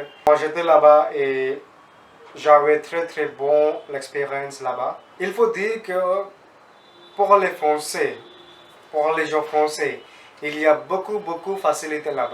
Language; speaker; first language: French; non-native, learner; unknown